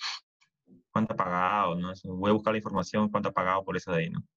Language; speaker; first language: Spanish; native; Spanish